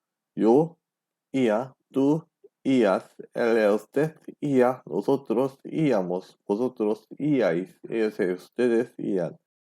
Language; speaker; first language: Spanish; non-native, fluent; Korean